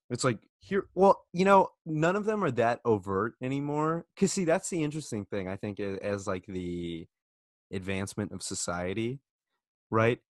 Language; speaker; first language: English; native; English